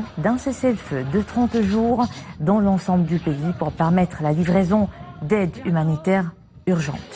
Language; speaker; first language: French; non-native, local second language; Arabic